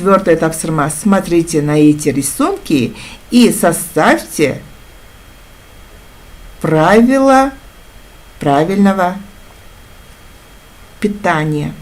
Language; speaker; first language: Russian; non-native, local second language; Kazakh